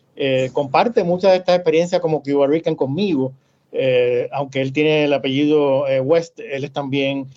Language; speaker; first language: Spanish; native; Spanish